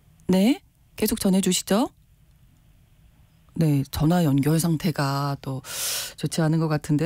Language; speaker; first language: Korean; native; Korean